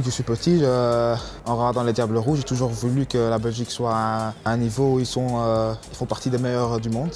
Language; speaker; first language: French; early bilingual, other home language; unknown